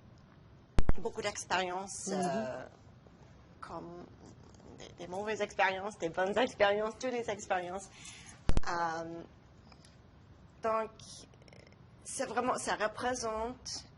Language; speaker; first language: French; non-native, local second language; English